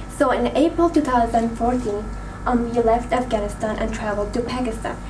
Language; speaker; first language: English; non-native, fluent; Persian